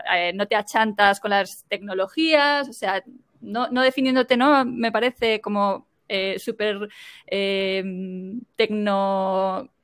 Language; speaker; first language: Spanish; native; Spanish